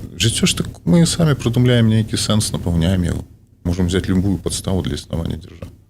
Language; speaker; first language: Belarusian; non-native, local second language; Russian